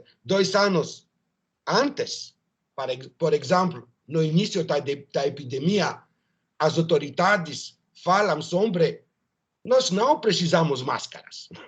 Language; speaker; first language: Portuguese; non-native, learner; French